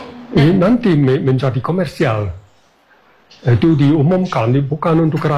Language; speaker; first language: Indonesian; non-native, fluent; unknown